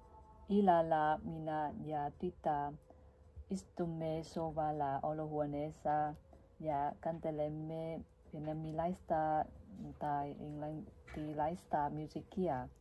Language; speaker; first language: Finnish; non-native, learner; Vietnamese